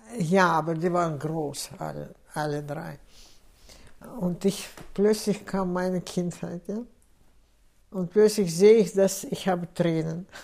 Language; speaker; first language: German; non-native, fluent; Russian